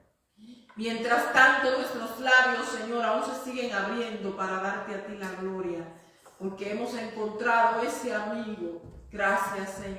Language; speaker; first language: Spanish; native; Spanish